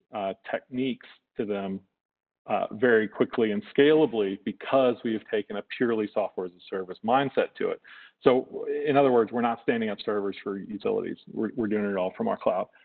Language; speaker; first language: English; native; English